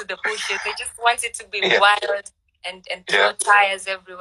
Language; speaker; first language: English; non-native, local second language; Swahili